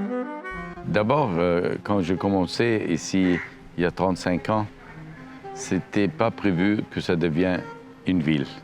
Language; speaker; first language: French; non-native, fluent; Arabic